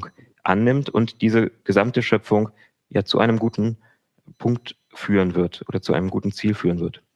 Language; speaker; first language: German; native; German